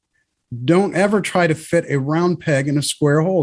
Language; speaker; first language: English; native; English